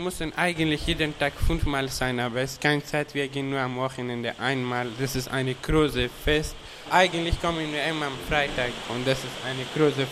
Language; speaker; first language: German; non-native, learner; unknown